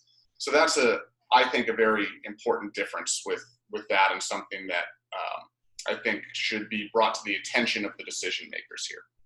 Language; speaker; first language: English; native; English